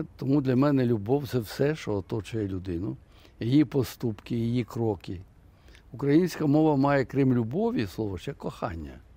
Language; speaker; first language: Ukrainian; native; Ukrainian